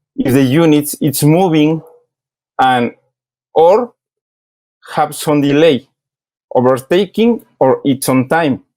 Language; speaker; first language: English; non-native, learner; Spanish